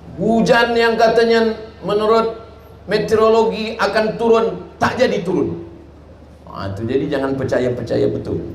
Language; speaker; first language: Malay; native; Malay